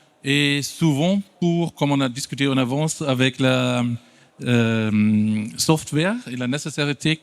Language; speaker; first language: French; non-native, fluent; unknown